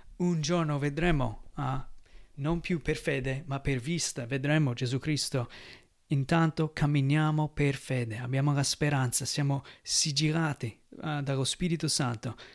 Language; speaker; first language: Italian; non-native, fluent; English